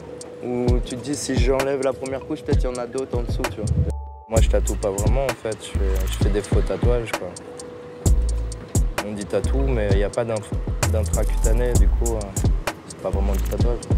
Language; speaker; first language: French; native; French